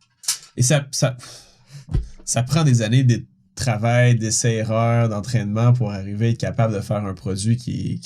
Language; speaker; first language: French; native; French